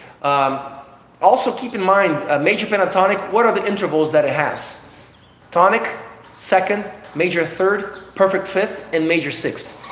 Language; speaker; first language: English; non-native, fluent; Portuguese